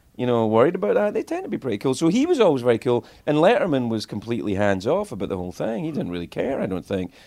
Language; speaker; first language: English; native; English